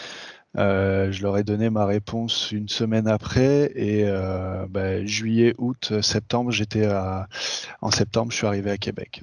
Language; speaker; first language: French; native; French